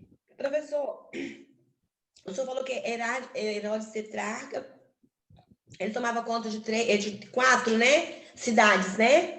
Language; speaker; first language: Portuguese; native; Portuguese